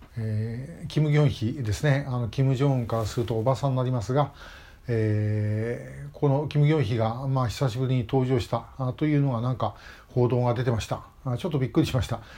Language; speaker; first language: Japanese; native; Japanese